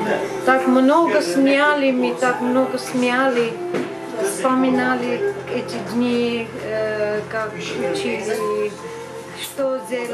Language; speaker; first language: Russian; non-native, learner; Armenian